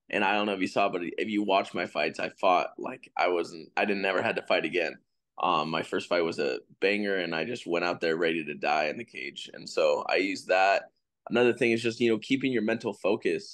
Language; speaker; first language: English; native; English